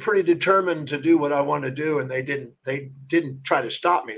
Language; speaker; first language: English; native; English